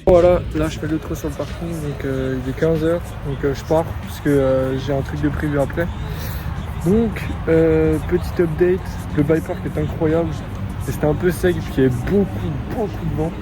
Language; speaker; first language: French; native; French